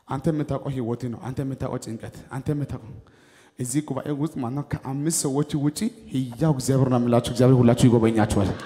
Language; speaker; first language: Amharic; non-native, local second language; Wolaytta